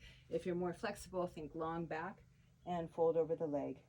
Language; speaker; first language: English; native; English